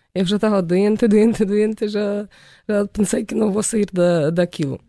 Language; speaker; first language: Portuguese; non-native, fluent; Ukrainian